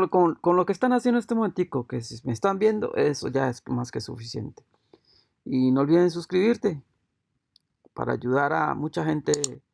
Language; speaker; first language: Spanish; native; Spanish